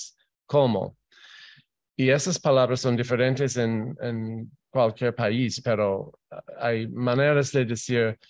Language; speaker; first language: Spanish; non-native, fluent; English